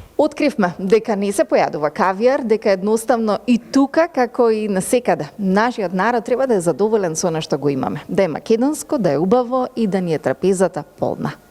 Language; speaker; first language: Macedonian; native; Macedonian